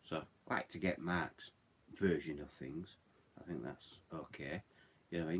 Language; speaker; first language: English; native; English